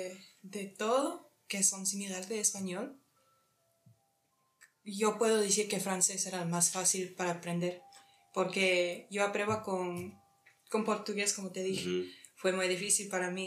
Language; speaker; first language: Spanish; early bilingual, heritage; English